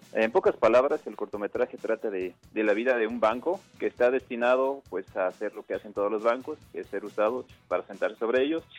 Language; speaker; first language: Spanish; native; Spanish